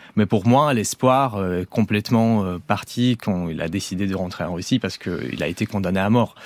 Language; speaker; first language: French; non-native, fluent; Russian